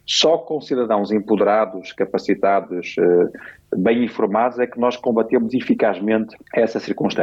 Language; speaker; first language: Portuguese; native; Portuguese